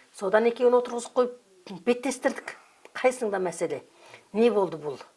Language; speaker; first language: Kazakh; early bilingual, heritage; Kazakh